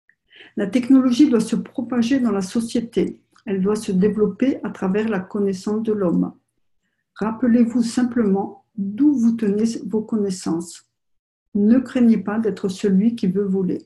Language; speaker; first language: French; native; French